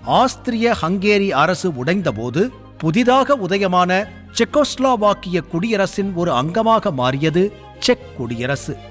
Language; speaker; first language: Tamil; native; Tamil